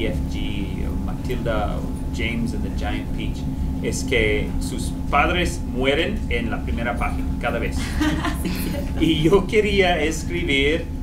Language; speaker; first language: Spanish; non-native, fluent; English